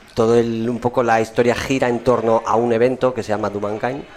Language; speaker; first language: Spanish; native; Spanish